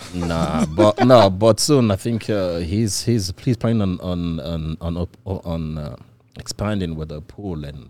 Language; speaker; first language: English; non-native, local second language; Igbo